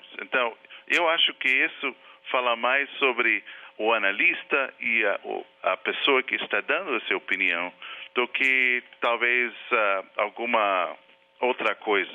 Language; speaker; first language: Portuguese; non-native, fluent; Spanish